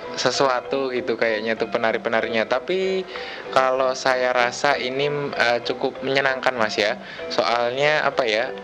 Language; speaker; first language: Indonesian; native; Indonesian